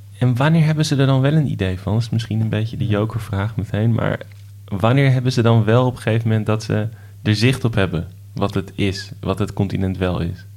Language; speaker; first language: Dutch; native; Dutch